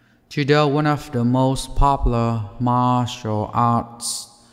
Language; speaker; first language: English; non-native, fluent; Vietnamese